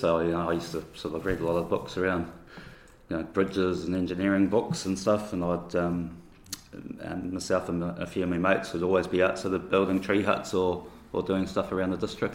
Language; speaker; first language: English; native; English